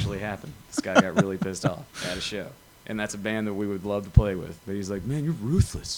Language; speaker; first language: English; native; English